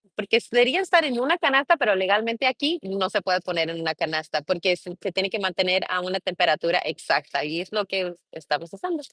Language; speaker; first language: Spanish; early bilingual, heritage; Spanish